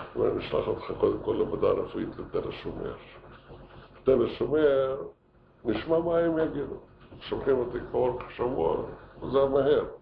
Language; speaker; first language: Hebrew; non-native, fluent; Yiddish